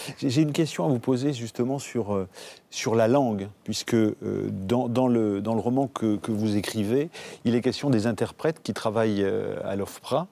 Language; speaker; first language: French; native; French